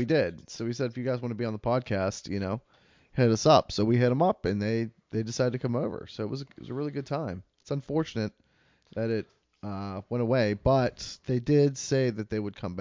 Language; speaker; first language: English; native; English